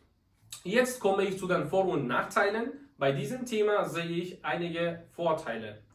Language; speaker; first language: German; non-native, fluent; Uzbek